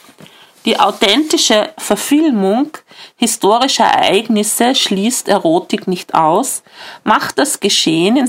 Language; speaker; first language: German; native; German